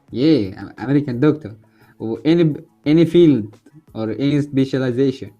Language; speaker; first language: English; non-native, learner; Arabic